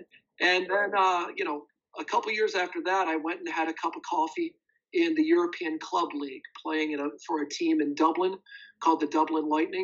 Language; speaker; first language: English; native; English